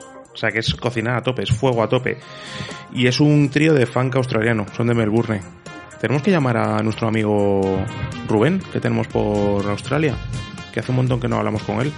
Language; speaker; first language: Spanish; native; Spanish